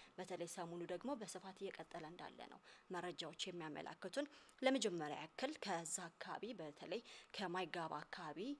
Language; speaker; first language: Amharic; non-native, local second language; Tigrinya